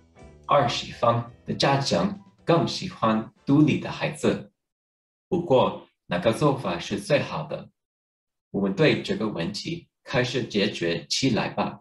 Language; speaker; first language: Chinese; non-native, learner; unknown